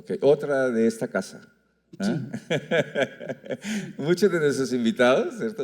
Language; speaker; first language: Spanish; native; Spanish